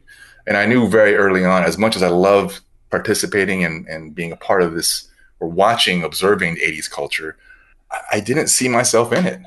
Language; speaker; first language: English; native; English